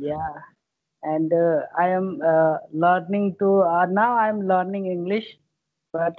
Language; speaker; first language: English; non-native, learner; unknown